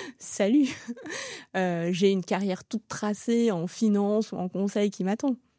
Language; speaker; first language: French; early bilingual, other home language; Tamil